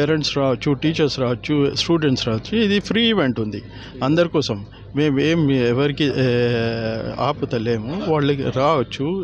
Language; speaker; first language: Telugu; non-native, local second language; Urdu